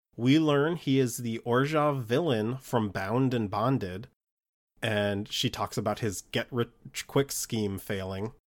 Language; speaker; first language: English; early bilingual, other home language; Italian